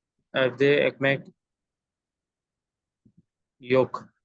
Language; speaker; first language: Turkish; non-native, learner; Urdu